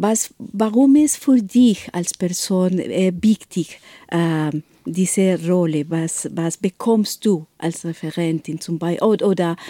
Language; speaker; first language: German; non-native, learner; Spanish